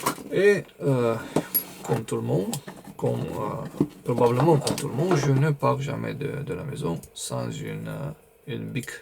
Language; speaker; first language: French; non-native, fluent; Romanian